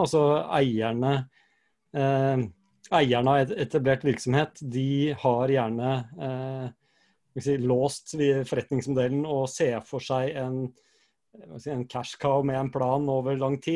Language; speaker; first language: Norwegian; native; Norwegian